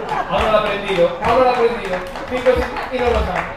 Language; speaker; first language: Spanish; native; Spanish